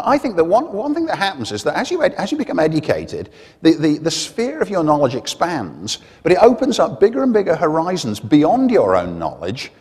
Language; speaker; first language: English; native; English